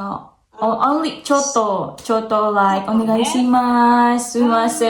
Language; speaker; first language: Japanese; non-native, learner; Indonesian